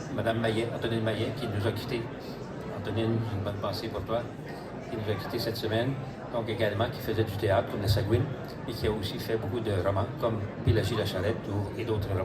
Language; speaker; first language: French; native; French